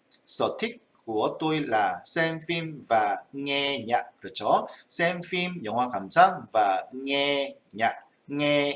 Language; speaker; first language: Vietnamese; non-native, fluent; Korean